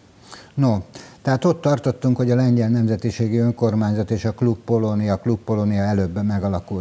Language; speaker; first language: Hungarian; native; Hungarian